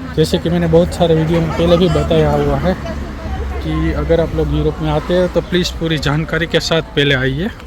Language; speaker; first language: Hindi; non-native, local second language; Gujarati